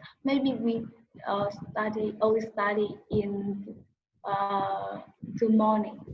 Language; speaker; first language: English; non-native, learner; Vietnamese